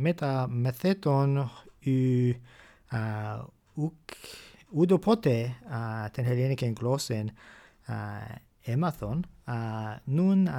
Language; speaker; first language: Greek; non-native, fluent; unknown